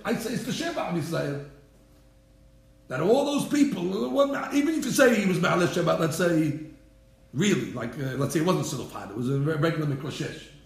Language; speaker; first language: English; native; English